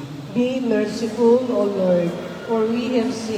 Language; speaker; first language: English; non-native, local second language; Filipino